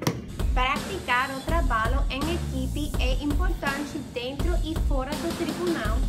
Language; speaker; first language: Portuguese; non-native, learner; English